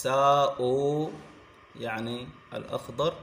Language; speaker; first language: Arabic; non-native, fluent; Sindhi